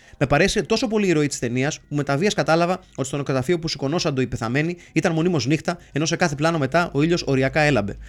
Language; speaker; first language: Greek; native; Greek